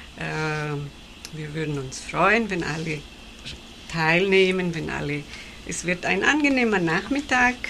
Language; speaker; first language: German; early bilingual, heritage; German